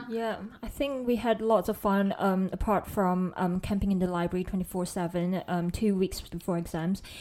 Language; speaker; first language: English; non-native, local second language; Chinese